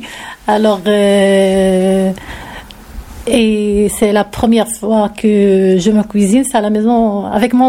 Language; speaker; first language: French; non-native, learner; Arabic